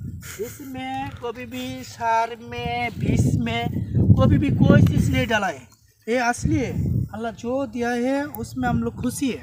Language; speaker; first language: Hindi; non-native, learner; Bangla